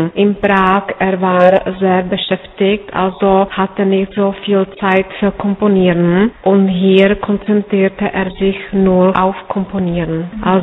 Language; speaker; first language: German; non-native, fluent; Czech